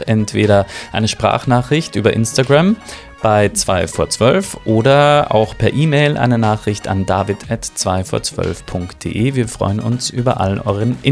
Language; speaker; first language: German; native; German